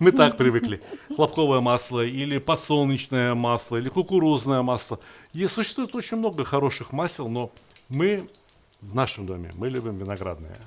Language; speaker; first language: Russian; native; Russian